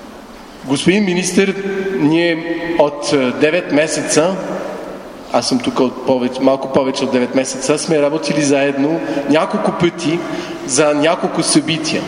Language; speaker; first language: Bulgarian; non-native, fluent; French